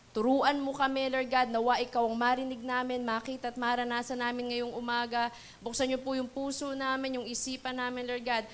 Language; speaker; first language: Filipino; native; Filipino